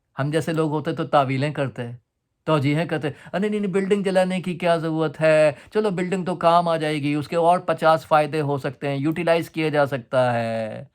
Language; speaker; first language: Urdu; native; Urdu